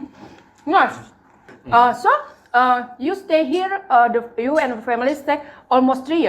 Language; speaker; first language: English; non-native, learner; Indonesian